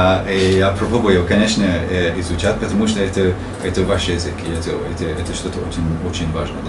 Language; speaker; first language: Russian; non-native, learner; English